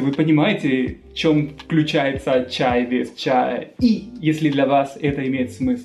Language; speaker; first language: Russian; non-native, fluent; Spanish